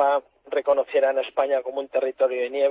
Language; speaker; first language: Spanish; native; Spanish